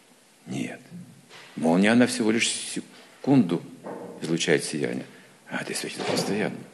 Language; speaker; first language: Russian; native; Russian